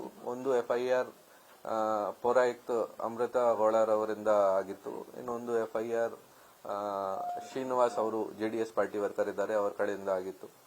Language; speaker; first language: Kannada; non-native, local second language; Hindi